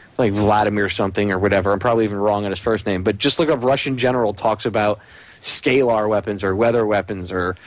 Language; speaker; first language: English; native; English